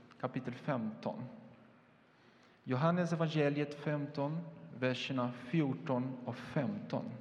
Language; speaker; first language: Swedish; non-native, fluent; Portuguese